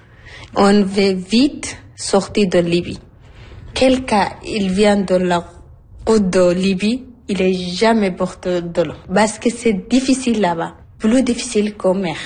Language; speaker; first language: French; non-native, learner; Arabic